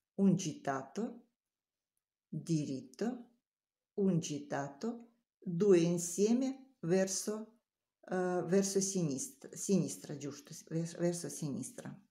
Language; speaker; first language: Italian; non-native, learner; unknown